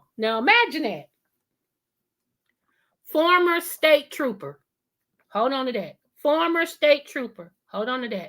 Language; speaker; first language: English; native; English